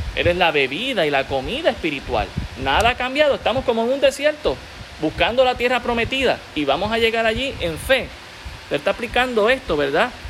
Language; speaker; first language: Spanish; native; Spanish